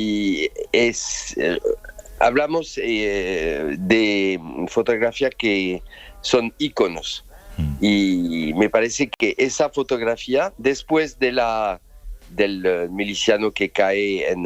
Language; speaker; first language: Spanish; non-native, fluent; French